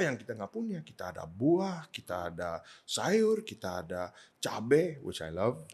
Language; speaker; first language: Indonesian; non-native, fluent; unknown